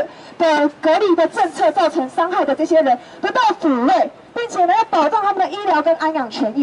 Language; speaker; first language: Chinese; native; Chinese